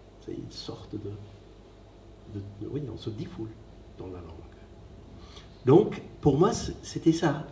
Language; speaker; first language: French; non-native, fluent; Persian